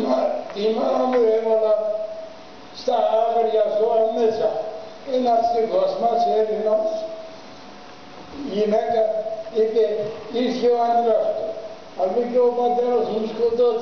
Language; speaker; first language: Greek; early bilingual, other home language; Turkish